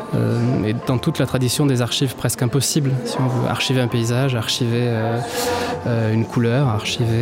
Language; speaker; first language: French; native; French